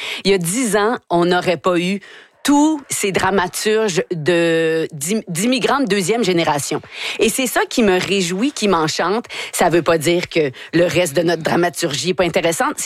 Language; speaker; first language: French; native; French